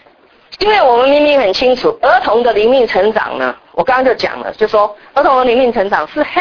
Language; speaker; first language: Chinese; native; Chinese